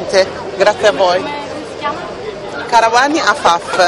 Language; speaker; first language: Italian; non-native, learner; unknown